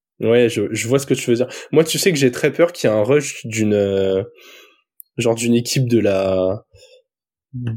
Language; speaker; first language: French; native; French